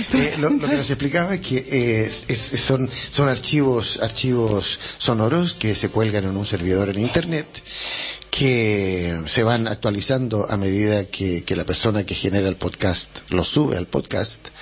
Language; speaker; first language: Spanish; native; Spanish